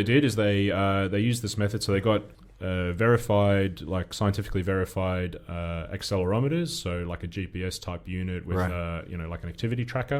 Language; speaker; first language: English; native; English